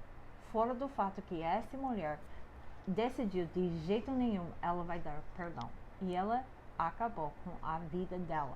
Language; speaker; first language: Portuguese; non-native, fluent; English